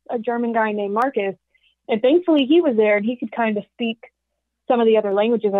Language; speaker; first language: English; native; English